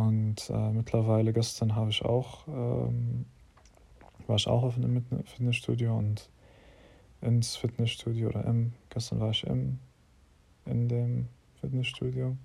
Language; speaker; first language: German; non-native, fluent; English